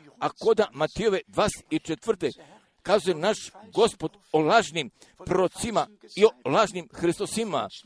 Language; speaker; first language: Croatian; early bilingual, heritage; Croatian